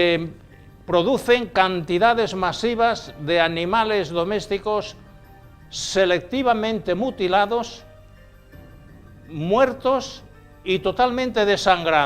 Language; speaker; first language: Spanish; native; Spanish